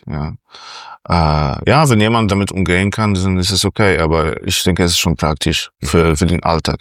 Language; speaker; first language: German; non-native, fluent; Polish